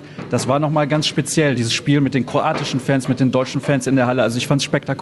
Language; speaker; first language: German; native; German